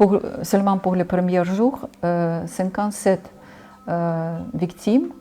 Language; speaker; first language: French; non-native, fluent; Ukrainian